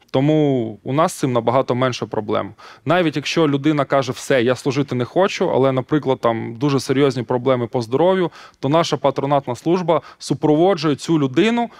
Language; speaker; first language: Ukrainian; non-native, local second language; Russian